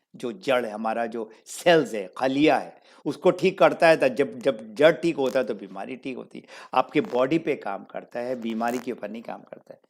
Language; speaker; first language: Urdu; native; Urdu